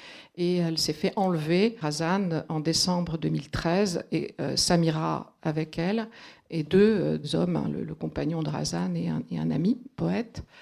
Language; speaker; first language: French; native; French